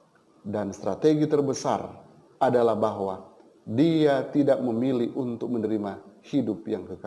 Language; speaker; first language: Indonesian; native; Indonesian